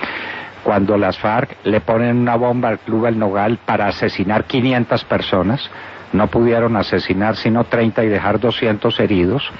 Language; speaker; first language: Spanish; native; Spanish